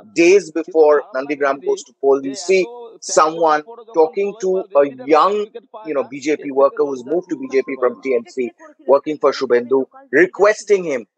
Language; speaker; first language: English; non-native, local second language; Bangla